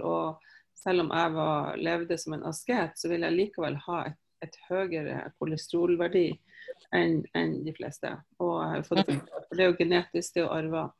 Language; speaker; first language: Norwegian; native; Norwegian